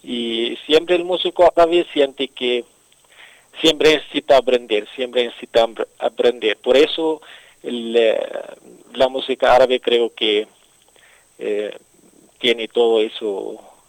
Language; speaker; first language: Spanish; non-native, fluent; Arabic